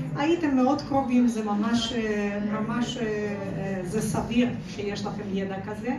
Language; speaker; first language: Hebrew; non-native, fluent; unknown